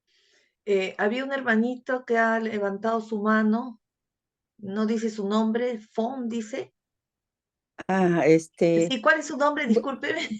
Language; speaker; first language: Spanish; native; Spanish